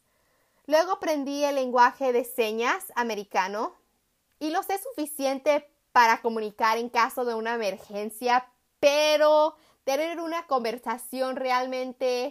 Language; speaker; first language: Spanish; early bilingual, heritage; Spanish